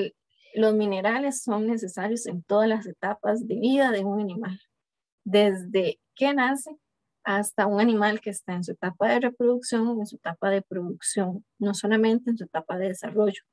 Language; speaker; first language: Spanish; native; Spanish